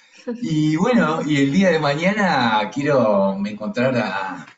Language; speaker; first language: Spanish; native; Spanish